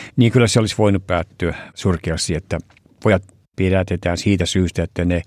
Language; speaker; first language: Finnish; early bilingual, heritage; Finnish